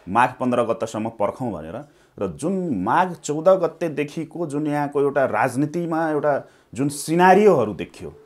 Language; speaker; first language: Nepali; non-native, local second language; Maithili